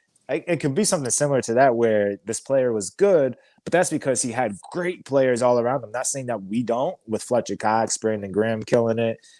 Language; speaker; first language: English; native; English